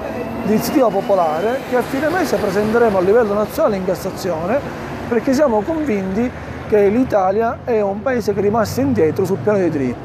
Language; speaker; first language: Italian; native; Italian